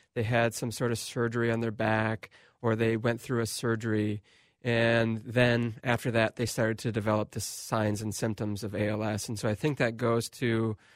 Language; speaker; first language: English; native; English